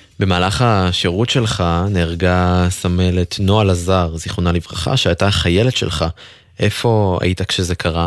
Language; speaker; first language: Hebrew; native; Hebrew